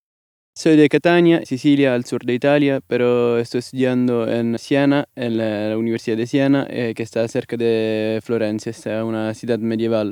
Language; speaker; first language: Spanish; non-native, fluent; Italian